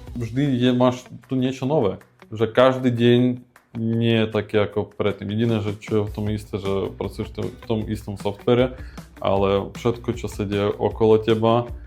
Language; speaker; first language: Slovak; non-native, fluent; Ukrainian